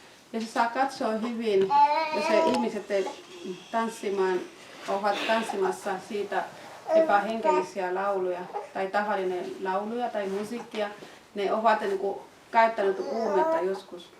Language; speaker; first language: Finnish; non-native, fluent; Swahili